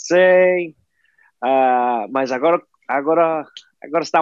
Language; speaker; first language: Portuguese; non-native, fluent; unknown